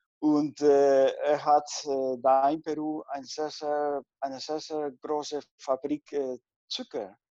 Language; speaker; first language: German; non-native, fluent; Spanish